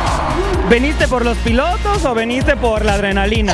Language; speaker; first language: Spanish; native; Spanish